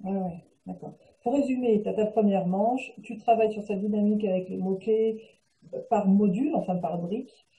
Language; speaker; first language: French; native; French